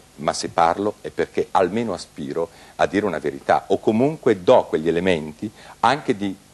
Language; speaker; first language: Italian; native; Italian